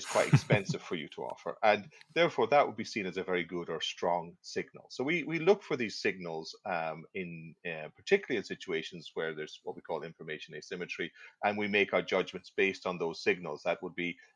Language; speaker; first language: English; native; English